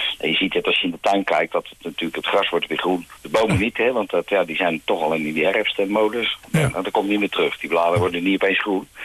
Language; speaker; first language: Dutch; native; Dutch